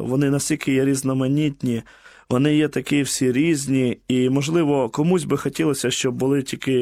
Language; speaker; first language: Ukrainian; native; Ukrainian